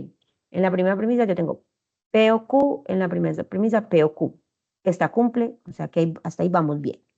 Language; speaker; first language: Spanish; native; Spanish